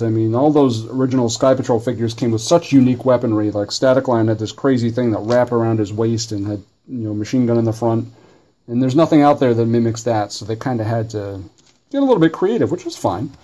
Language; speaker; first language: English; native; English